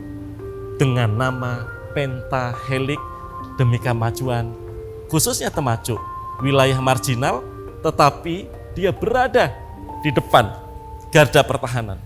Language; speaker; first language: Indonesian; native; Indonesian